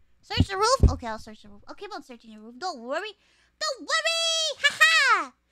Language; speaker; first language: English; early bilingual, other home language; Spanish